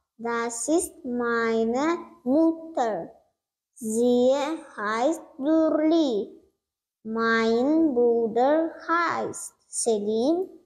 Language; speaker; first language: German; non-native, learner; Turkmen